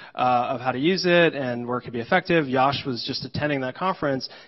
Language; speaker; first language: English; native; English